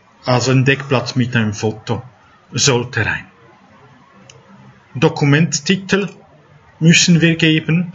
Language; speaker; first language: German; non-native, fluent; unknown